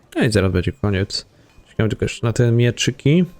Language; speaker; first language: Polish; native; Polish